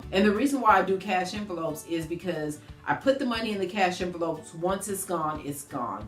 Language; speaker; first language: English; native; English